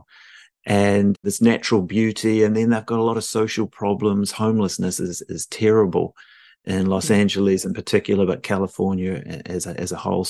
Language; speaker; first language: English; native; English